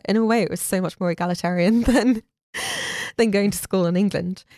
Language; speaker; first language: English; native; English